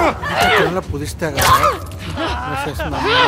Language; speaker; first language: Spanish; native; Spanish